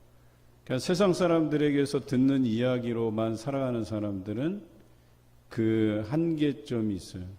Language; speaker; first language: Korean; native; Korean